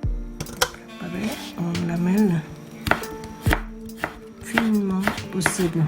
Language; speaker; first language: French; non-native, fluent; Korean